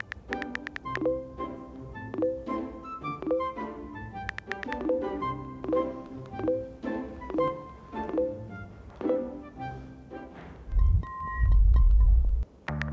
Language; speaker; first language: Korean; non-native, fluent; Japanese